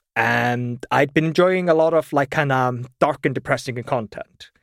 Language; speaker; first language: English; non-native, fluent; German